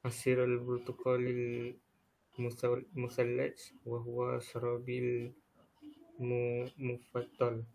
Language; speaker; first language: Arabic; non-native, learner; Malay